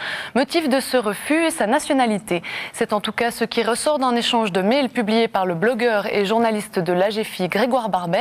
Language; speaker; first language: French; native; French